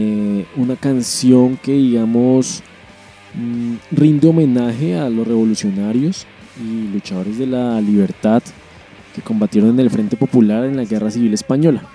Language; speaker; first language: Spanish; native; Spanish